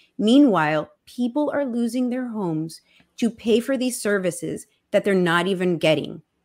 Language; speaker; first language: English; early bilingual, other home language; Spanish